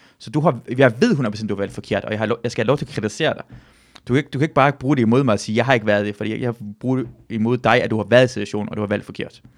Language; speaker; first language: Danish; early bilingual, other home language; Persian